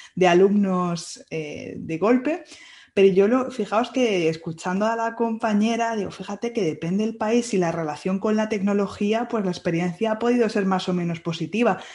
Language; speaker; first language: Spanish; native; Spanish